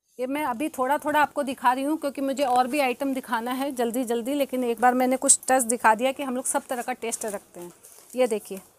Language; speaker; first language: Hindi; native; Hindi